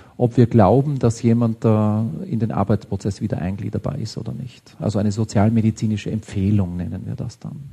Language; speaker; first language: German; native; German